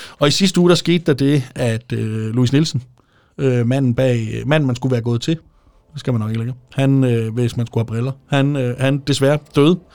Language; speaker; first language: Danish; native; Danish